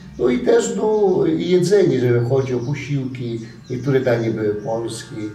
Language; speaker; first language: Polish; non-native, fluent; Portuguese